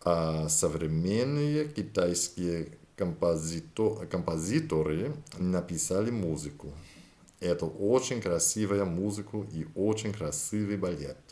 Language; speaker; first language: Russian; non-native, learner; English